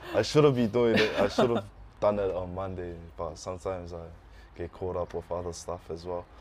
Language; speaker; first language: English; early bilingual, other home language; Tongan